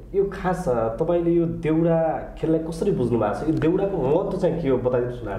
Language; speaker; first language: Nepali; native; Nepali